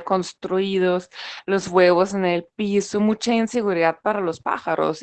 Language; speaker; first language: Spanish; non-native, fluent; German